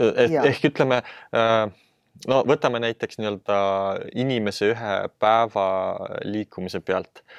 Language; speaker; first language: Estonian; non-native, local second language; Russian